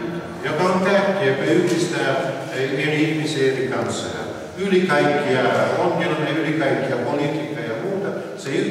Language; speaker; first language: Finnish; non-native, learner; Russian